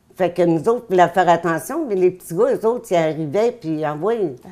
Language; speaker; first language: French; native; French